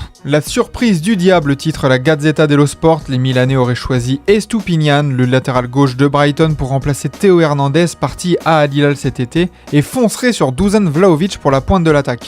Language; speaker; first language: French; native; French